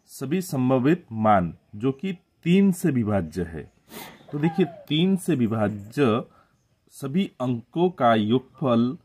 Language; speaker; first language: Hindi; non-native, local second language; Marathi